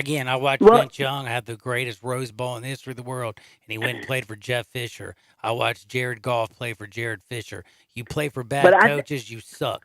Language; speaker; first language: English; native; English